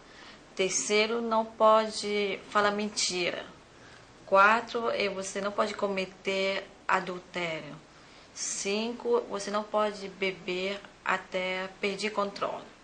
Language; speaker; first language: Portuguese; non-native, learner; Thai